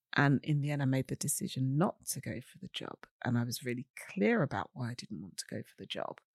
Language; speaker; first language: English; native; English